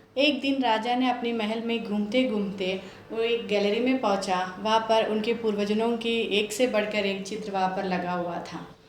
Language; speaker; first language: Hindi; non-native, local second language; Telugu